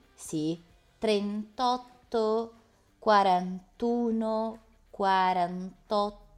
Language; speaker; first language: Italian; native; Italian